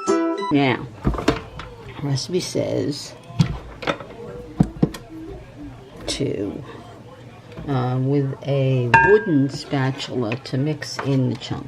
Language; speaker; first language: English; native; English